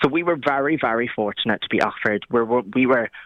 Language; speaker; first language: English; native; English